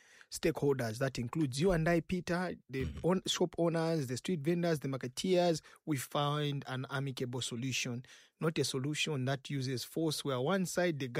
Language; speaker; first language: English; non-native, local second language; Bemba